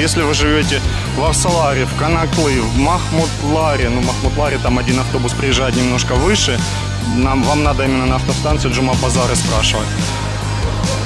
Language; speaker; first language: Russian; native; Russian